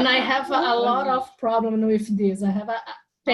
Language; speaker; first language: English; non-native, learner; Portuguese